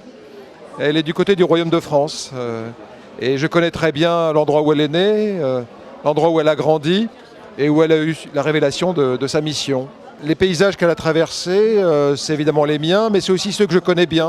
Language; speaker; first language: French; native; French